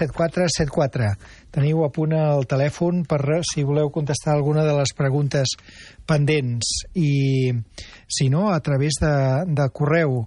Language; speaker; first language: Catalan; native; Catalan